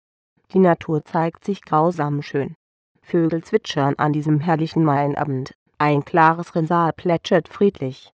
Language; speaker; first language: German; native; German